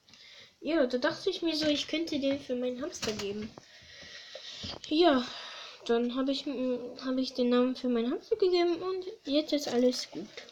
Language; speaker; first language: German; early bilingual, other home language; Hungarian